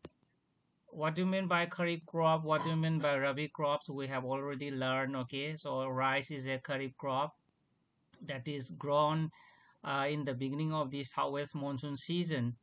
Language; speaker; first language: English; non-native, local second language; Manipuri